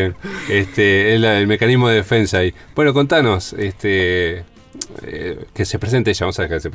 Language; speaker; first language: Spanish; native; Spanish